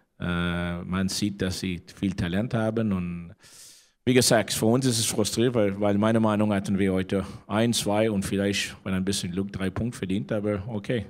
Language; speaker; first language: German; non-native, learner; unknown